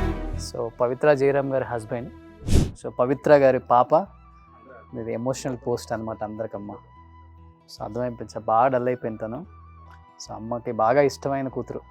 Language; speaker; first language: Telugu; native; Telugu